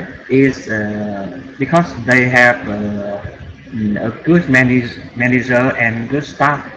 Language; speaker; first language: English; non-native, learner; Vietnamese